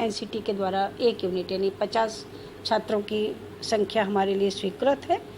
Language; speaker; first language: Hindi; native; Hindi